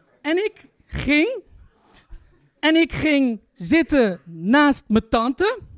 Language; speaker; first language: Dutch; early bilingual, other home language; Turkish